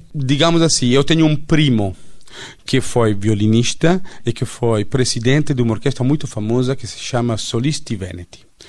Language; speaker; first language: Portuguese; non-native, fluent; Italian